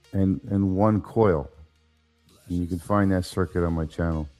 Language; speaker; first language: English; native; English